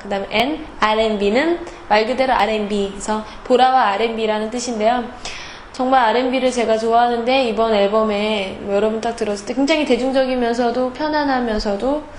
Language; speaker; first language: Korean; native; Korean